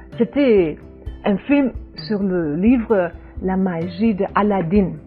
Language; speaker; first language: French; non-native, learner; German